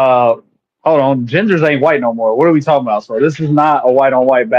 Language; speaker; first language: English; native; English